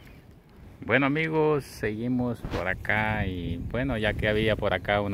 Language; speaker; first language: Spanish; native; Spanish